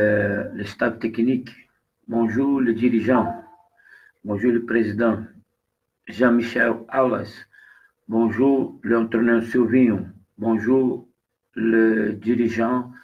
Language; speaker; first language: French; non-native, fluent; Portuguese